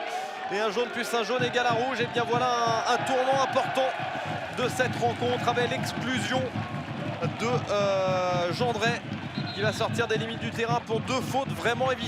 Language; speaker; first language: French; native; French